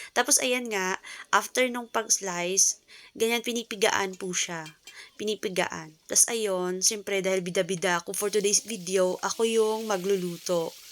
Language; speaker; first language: Filipino; non-native, local second language; Cebuano